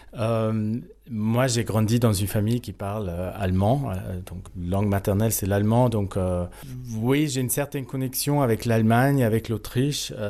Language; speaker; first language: French; non-native, fluent; German